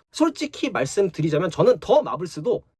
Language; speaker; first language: Korean; native; Korean